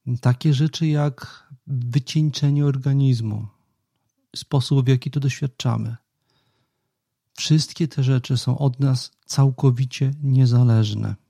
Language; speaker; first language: Polish; native; Polish